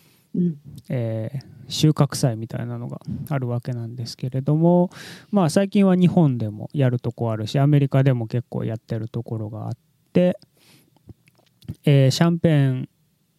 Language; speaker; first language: Japanese; native; Japanese